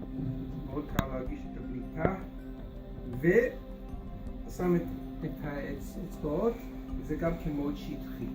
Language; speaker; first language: Hebrew; non-native, fluent; English